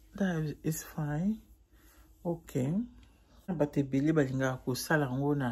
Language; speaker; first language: English; non-native, learner; Lingala